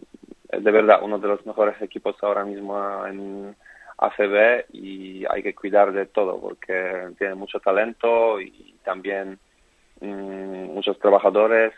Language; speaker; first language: Spanish; non-native, fluent; Polish